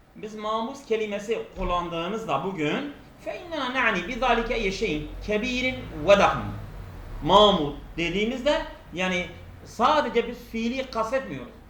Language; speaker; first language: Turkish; non-native, local second language; Kurdish